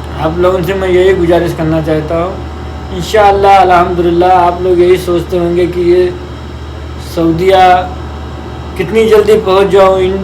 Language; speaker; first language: Hindi; non-native, local second language; Malayalam